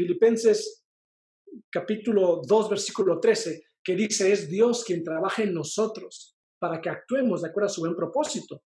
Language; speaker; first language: Spanish; native; Spanish